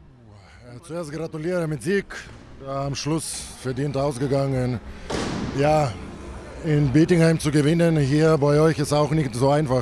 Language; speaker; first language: German; non-native, fluent; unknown